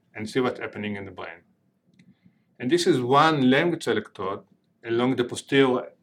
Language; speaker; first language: English; non-native, fluent; Hebrew